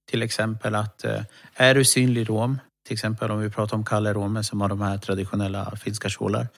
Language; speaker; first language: Swedish; early bilingual, other home language; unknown